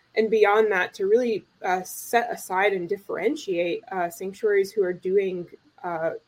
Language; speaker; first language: English; native; English